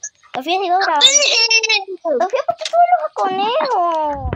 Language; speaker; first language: Spanish; native; Spanish